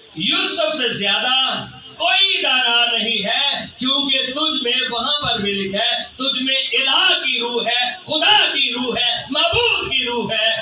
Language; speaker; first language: Urdu; non-native, local second language; Punjabi